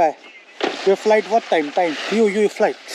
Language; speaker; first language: English; non-native, learner; Hindi